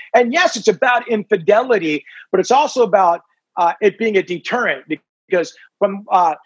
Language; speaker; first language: English; native; English